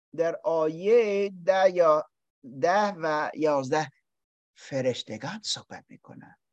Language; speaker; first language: Persian; non-native, learner; English